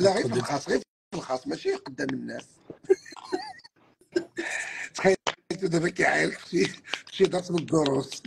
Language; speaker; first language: Arabic; native; Arabic